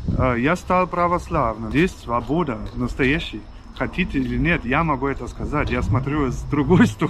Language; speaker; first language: Russian; non-native, fluent; German